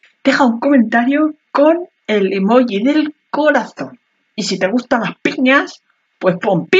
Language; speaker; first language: Spanish; native; Spanish